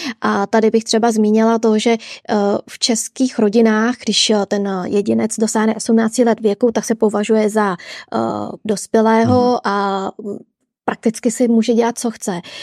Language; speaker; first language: Czech; early bilingual, other home language; Vietnamese